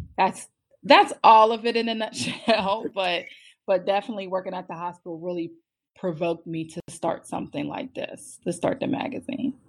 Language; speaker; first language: English; native; English